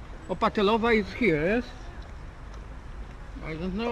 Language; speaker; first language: English; non-native, learner; Czech